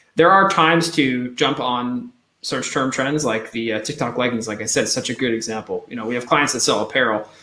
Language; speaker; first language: English; native; English